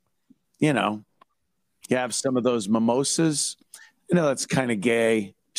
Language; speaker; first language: English; native; English